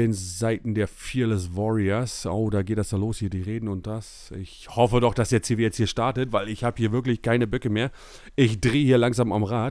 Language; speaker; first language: German; native; German